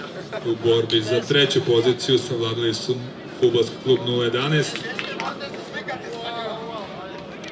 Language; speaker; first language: Croatian; native; Croatian